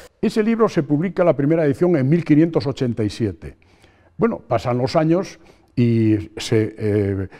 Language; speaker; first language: Spanish; native; Spanish